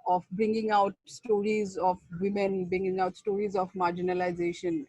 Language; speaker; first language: English; non-native, local second language; Assamese